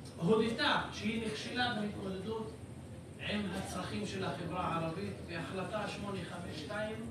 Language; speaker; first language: Hebrew; non-native, local second language; Arabic